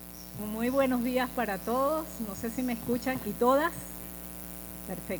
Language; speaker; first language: Spanish; native; Spanish